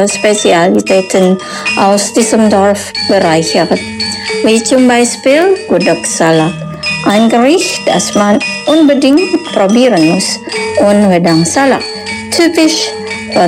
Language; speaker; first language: German; non-native, learner; Indonesian